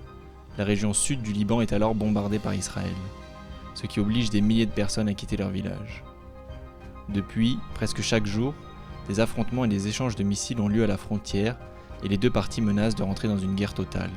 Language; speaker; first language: French; native; French